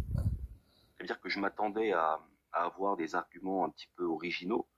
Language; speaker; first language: French; native; French